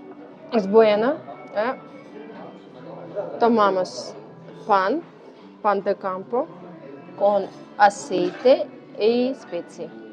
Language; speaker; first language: Spanish; non-native, learner; Ukrainian